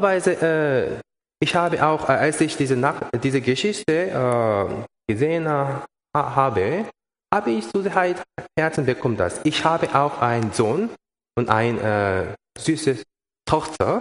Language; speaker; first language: German; non-native, learner; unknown